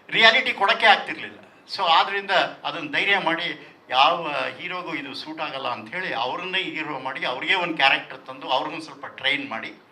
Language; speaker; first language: Kannada; non-native, local second language; Tulu